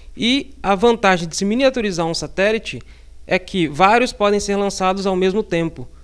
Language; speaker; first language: Portuguese; native; Portuguese